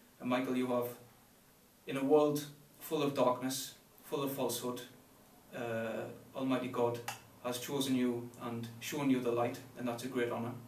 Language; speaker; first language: English; native; English